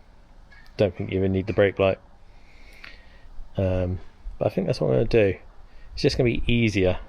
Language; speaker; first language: English; native; English